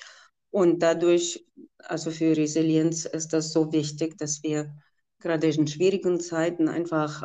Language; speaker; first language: German; non-native, fluent; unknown